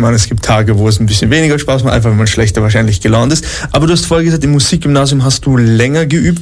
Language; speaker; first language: German; native; German